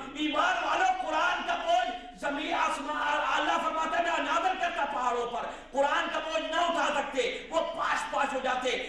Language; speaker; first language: Urdu; non-native, local second language; Pashto